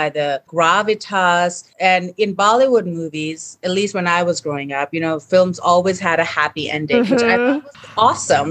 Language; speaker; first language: English; non-native, local second language; Hindi